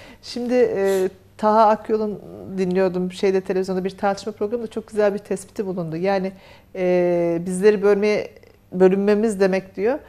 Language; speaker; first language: Turkish; native; Turkish